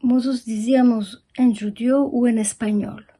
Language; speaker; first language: Spanish; early bilingual, heritage; Ladino